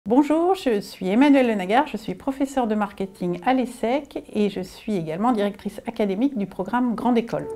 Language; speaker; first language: French; native; French